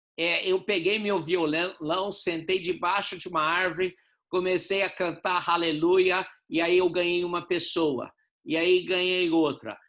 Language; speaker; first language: Portuguese; non-native, fluent; English